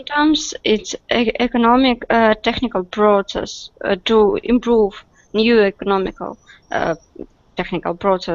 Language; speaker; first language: English; non-native, learner; Russian